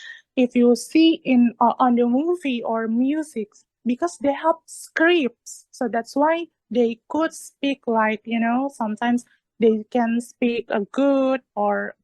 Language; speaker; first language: English; non-native, learner; Indonesian